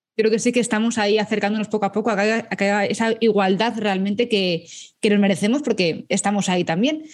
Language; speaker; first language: Spanish; native; Spanish